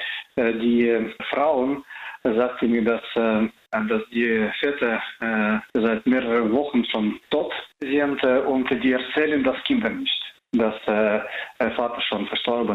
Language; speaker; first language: German; non-native, fluent; Russian